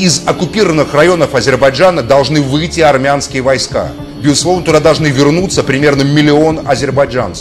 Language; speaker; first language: Russian; non-native, local second language; Azerbaijani